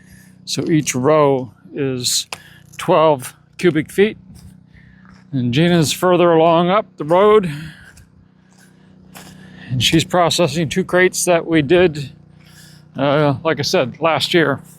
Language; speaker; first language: English; native; English